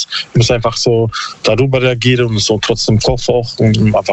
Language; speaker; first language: German; non-native, learner; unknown